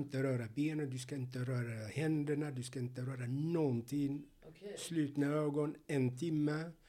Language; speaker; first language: Swedish; non-native, fluent; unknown